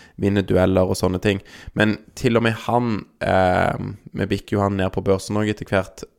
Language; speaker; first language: Norwegian; native; Norwegian